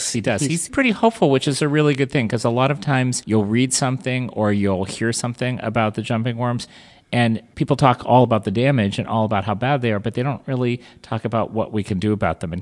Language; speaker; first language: English; native; English